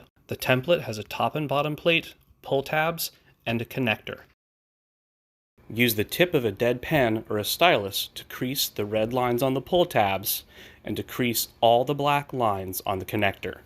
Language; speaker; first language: English; native; English